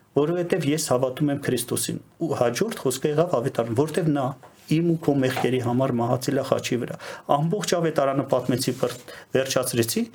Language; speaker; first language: Armenian; native; Armenian